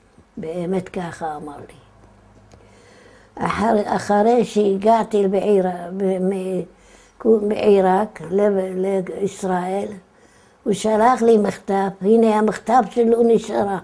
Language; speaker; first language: Hebrew; non-native, fluent; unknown